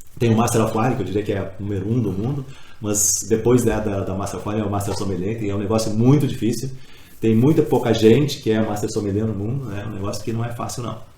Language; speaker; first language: Portuguese; native; Portuguese